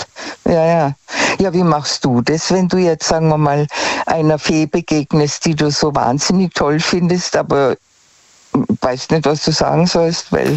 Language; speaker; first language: German; native; German